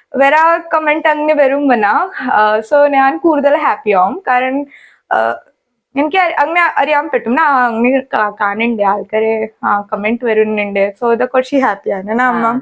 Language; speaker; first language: Malayalam; non-native, learner; Hindi